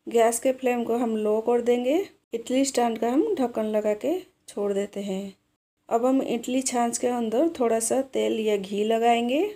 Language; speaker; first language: Hindi; native; Hindi